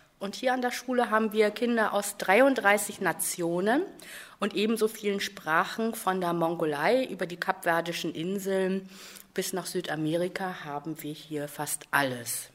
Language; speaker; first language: German; native; German